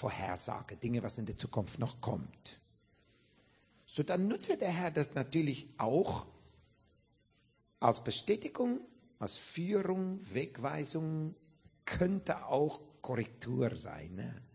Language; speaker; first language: German; non-native, fluent; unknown